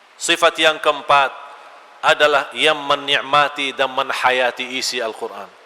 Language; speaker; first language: Malay; non-native, fluent; Arabic